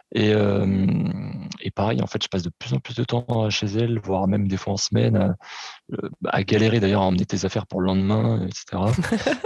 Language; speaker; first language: French; early bilingual, other home language; Portuguese